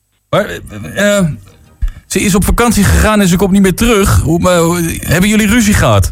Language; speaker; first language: Dutch; native; Dutch